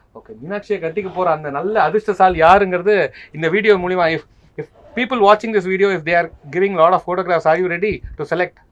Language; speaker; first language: Tamil; native; Tamil